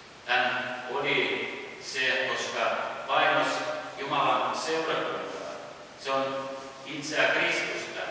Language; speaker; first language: Finnish; early bilingual, heritage; Finnish